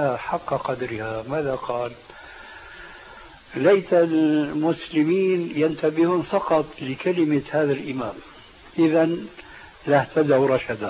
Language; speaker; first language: Arabic; early bilingual, other home language; Albanian